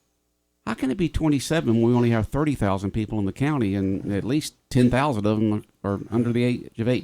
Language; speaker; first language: English; native; English